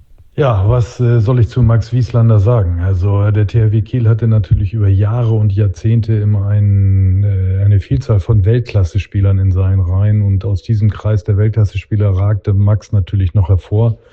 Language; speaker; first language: German; native; German